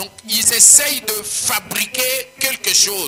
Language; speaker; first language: French; non-native, local second language; Swahili